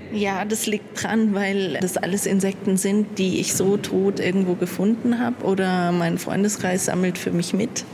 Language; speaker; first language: German; native; German